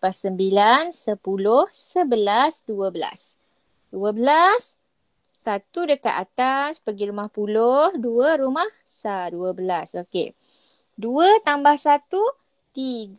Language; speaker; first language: Malay; native; Malay